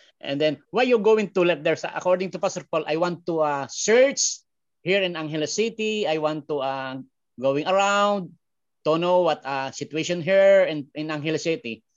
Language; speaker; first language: English; non-native, learner; Filipino